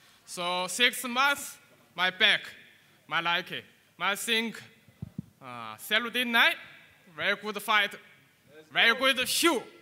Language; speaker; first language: English; non-native, learner; Chinese